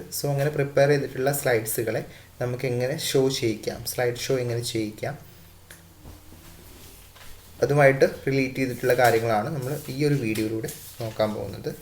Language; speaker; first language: Malayalam; native; Malayalam